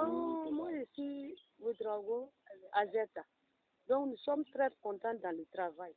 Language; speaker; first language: French; non-native, learner; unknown